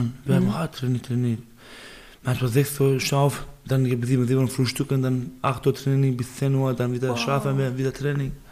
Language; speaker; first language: German; non-native, learner; Baluchi